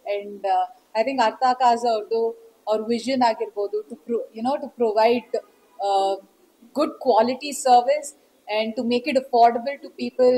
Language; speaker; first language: English; non-native, local second language; Kannada